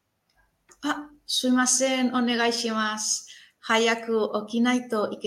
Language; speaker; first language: Japanese; non-native, learner; Spanish